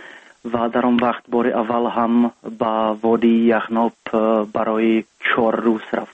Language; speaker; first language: Persian; non-native, learner; Czech